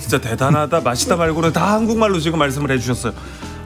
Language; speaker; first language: Korean; native; Korean